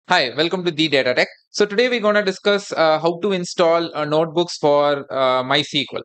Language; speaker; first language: English; non-native, local second language; Tamil